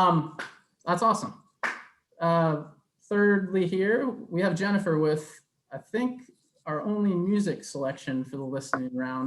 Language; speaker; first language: English; native; English